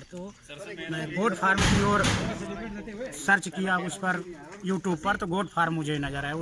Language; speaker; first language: Hindi; native; Hindi